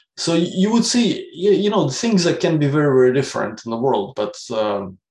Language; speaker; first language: English; non-native, fluent; Russian